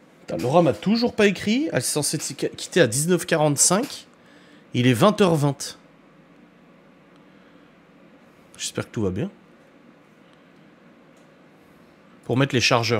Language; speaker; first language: French; native; French